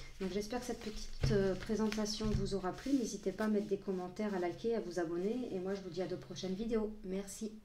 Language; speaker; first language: French; native; French